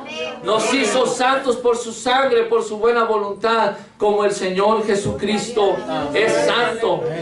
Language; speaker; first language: Spanish; native; Spanish